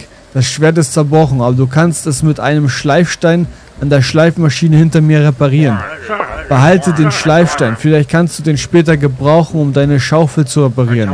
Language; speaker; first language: German; native; German